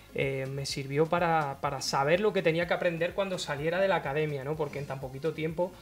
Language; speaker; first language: Spanish; native; Spanish